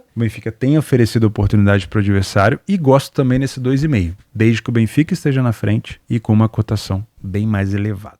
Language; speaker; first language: Portuguese; native; Portuguese